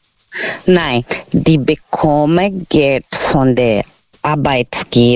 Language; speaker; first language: German; non-native, learner; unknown